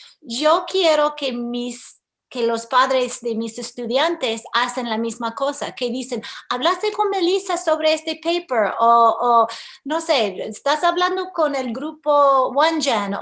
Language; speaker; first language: Spanish; early bilingual, heritage; English